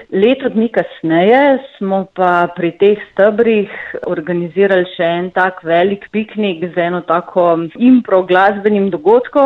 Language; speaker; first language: Slovenian; native; Slovenian